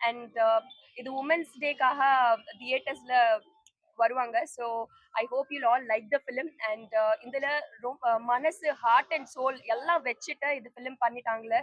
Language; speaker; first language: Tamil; non-native, fluent; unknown